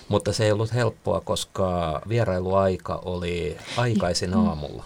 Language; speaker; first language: Finnish; native; Finnish